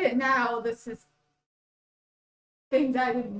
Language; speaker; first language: English; native; English